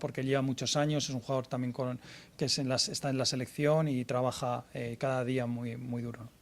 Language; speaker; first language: Spanish; native; Spanish